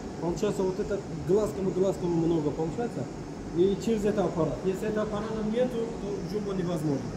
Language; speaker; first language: Russian; non-native, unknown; Turkish